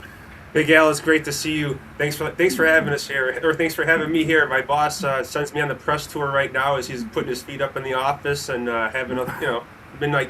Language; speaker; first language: English; native; English